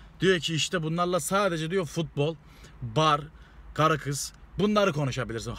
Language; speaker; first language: Turkish; native; Turkish